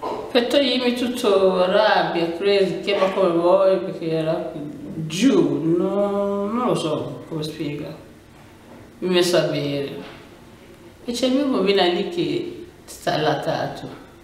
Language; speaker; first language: Italian; non-native, learner; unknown